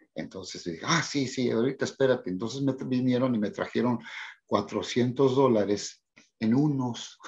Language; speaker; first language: Spanish; early bilingual, heritage; Spanish